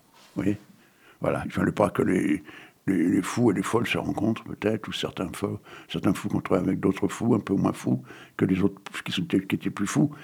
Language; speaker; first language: French; native; French